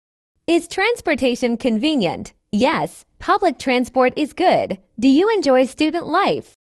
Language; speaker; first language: English; non-native, fluent; Burmese